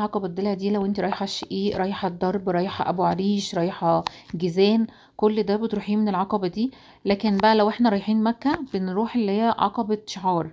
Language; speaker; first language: Arabic; native; Arabic